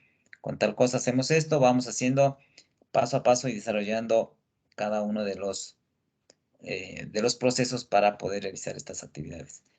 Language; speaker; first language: Spanish; native; Spanish